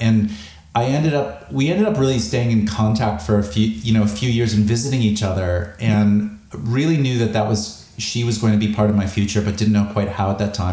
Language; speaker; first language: English; native; English